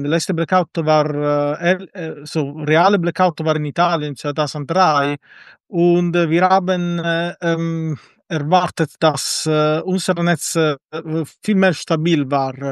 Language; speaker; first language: German; non-native, fluent; Italian